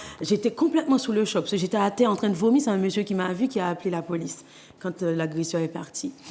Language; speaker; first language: French; non-native, local second language; Haitian Creole